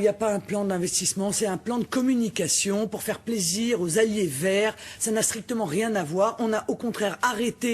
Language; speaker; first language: French; native; French